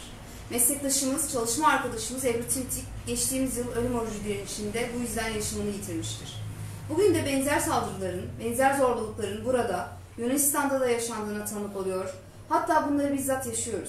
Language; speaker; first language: Turkish; native; Turkish